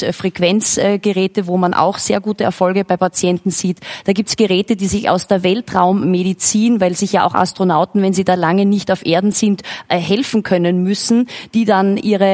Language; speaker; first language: German; native; German